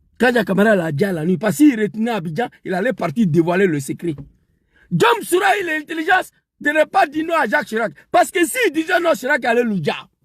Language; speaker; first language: French; non-native, local second language; Dyula